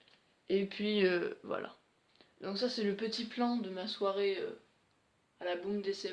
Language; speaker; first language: French; native; French